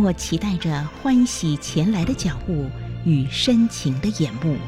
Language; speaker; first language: Chinese; native; Chinese